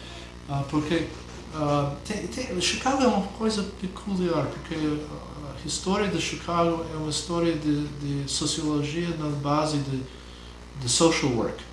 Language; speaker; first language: Portuguese; non-native, fluent; English